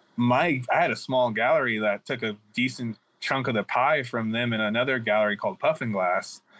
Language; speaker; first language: English; native; English